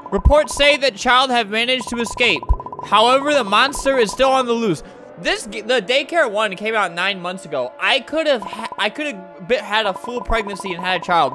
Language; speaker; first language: English; native; English